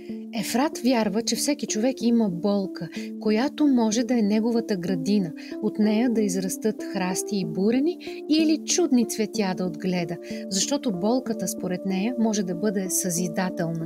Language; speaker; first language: Bulgarian; native; Bulgarian